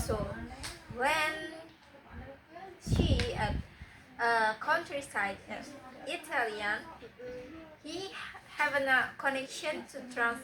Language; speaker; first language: English; non-native, learner; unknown